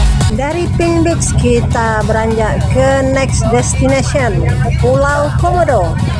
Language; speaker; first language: Indonesian; native; Indonesian